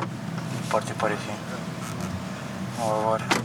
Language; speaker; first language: French; non-native, fluent; Romanian